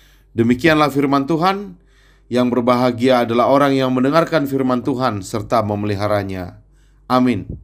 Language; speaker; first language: Indonesian; native; Indonesian